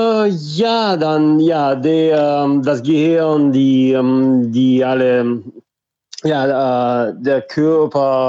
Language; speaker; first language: German; non-native, fluent; Russian